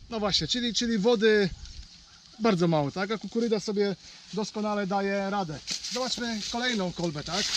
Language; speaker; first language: Polish; native; Polish